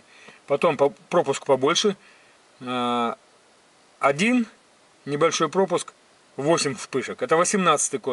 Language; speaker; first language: Russian; native; Russian